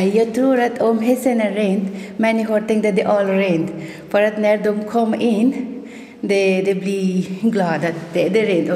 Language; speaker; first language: Swedish; non-native, local second language; Urdu